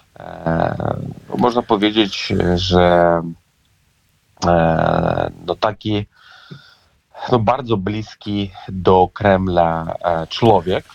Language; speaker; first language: Polish; non-native, fluent; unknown